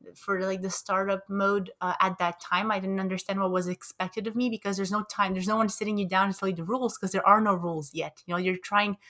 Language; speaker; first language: English; early bilingual, other home language; Romanian